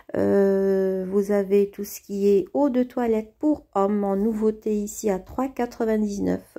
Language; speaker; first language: French; native; French